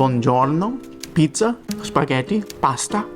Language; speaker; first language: Italian; non-native, learner; English